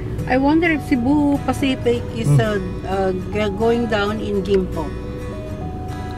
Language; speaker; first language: English; non-native, local second language; Filipino